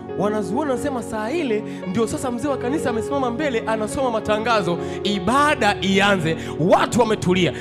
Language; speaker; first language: Swahili; native; Swahili